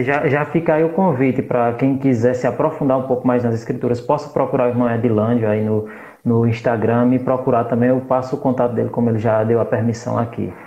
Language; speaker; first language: Portuguese; native; Portuguese